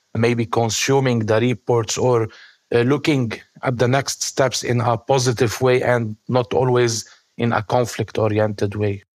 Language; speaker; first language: English; non-native, fluent; Arabic